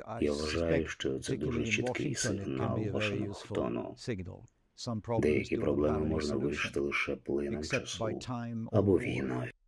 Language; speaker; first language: Ukrainian; non-native, fluent; Swedish